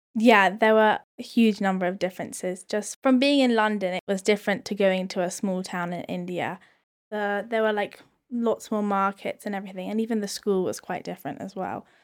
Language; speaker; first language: English; native; English